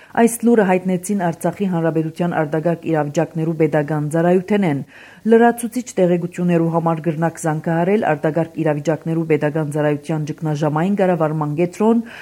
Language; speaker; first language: Armenian; early bilingual, heritage; Armenian